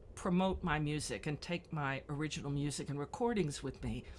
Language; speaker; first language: English; native; English